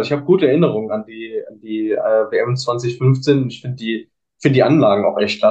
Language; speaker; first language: German; native; German